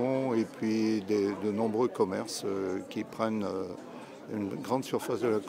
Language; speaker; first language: French; native; French